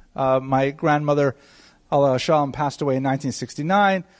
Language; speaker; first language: English; native; English